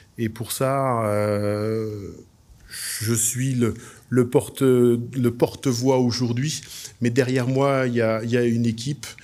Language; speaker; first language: French; native; French